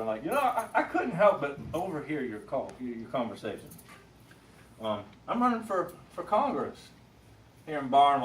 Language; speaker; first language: English; native; English